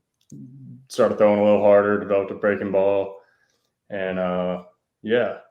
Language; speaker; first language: English; native; English